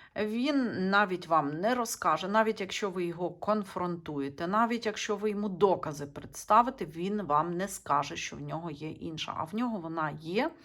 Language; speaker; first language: Ukrainian; non-native, local second language; Russian